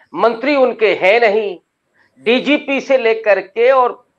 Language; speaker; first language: Hindi; native; Hindi